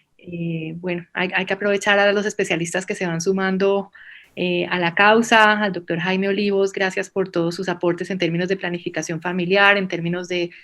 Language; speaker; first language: Spanish; native; Spanish